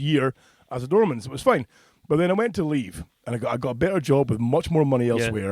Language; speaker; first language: English; native; English